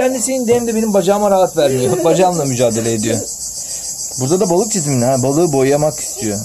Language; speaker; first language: Turkish; native; Turkish